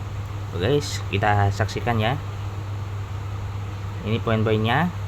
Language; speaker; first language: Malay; non-native, local second language; Javanese